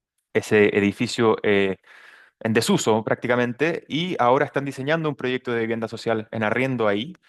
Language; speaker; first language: Spanish; native; Spanish